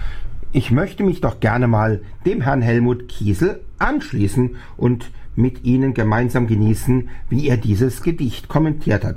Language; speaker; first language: German; native; German